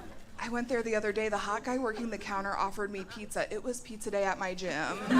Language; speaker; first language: English; native; English